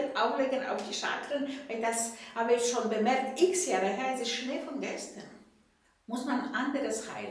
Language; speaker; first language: German; non-native, fluent; Polish